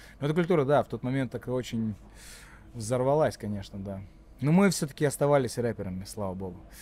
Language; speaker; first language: Russian; non-native, local second language; Latvian